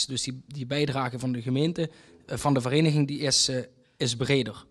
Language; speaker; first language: Dutch; native; Dutch